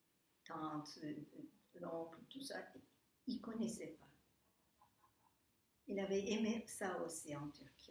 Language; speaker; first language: French; non-native, fluent; Turkish